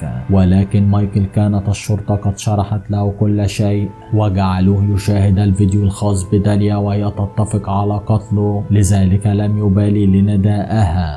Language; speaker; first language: Arabic; native; Arabic